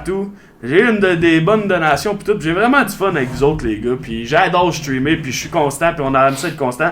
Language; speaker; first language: French; native; French